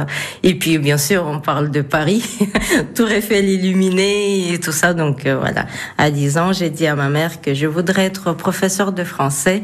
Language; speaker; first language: French; non-native, fluent; Russian